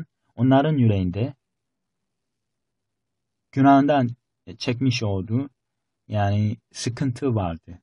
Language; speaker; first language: Turkish; non-native, fluent; Korean